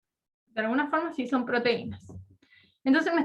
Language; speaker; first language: Spanish; native; Spanish